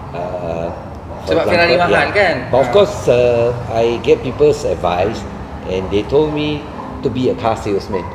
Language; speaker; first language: English; non-native, local second language; Min Nan Chinese